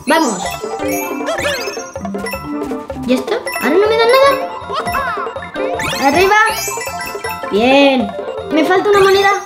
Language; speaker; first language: Spanish; native; Spanish